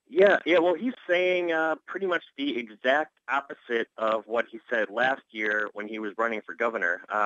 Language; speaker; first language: English; native; English